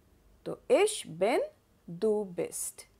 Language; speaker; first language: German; non-native, fluent; Hindi